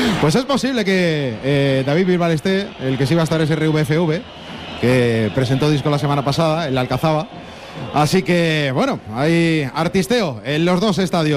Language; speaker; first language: Spanish; native; Spanish